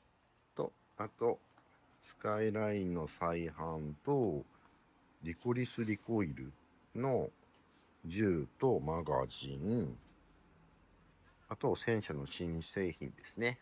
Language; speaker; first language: Japanese; native; Japanese